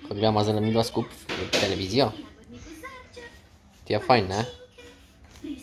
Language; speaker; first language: Slovenian; native; Slovenian